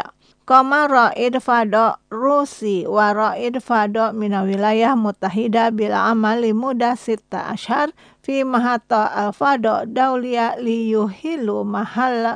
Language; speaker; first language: Arabic; non-native, learner; Indonesian